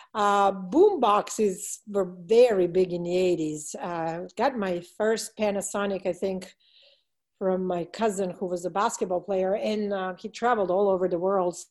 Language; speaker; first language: English; non-native, fluent; Serbian